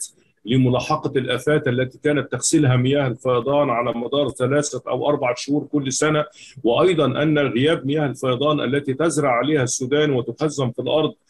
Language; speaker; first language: Arabic; native; Arabic